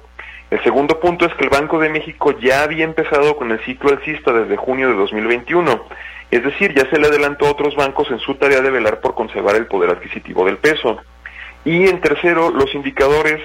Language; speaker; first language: Spanish; native; Spanish